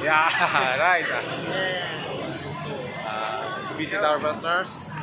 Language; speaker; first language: English; non-native, local second language; Filipino